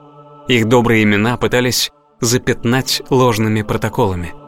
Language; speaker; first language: Russian; native; Russian